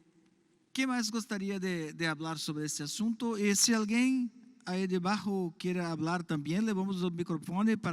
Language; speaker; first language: Spanish; non-native, learner; Portuguese